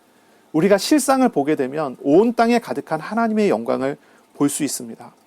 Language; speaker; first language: Korean; native; Korean